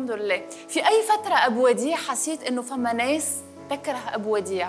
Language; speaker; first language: Arabic; native; Arabic